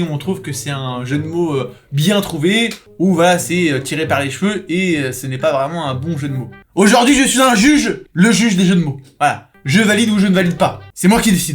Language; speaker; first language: French; native; French